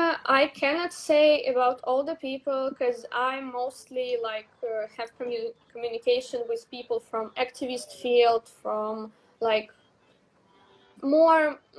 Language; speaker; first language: English; non-native, learner; Russian